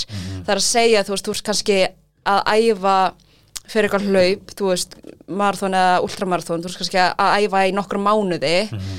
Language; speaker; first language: Icelandic; early bilingual, other home language; Thai